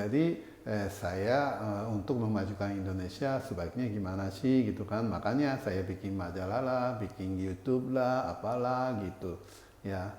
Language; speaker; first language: Indonesian; non-native, fluent; Japanese